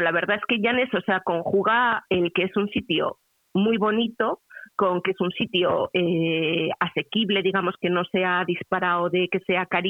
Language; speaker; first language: Spanish; native; Spanish